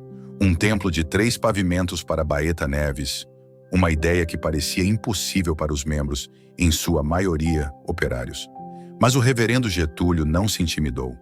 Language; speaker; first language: Portuguese; native; Portuguese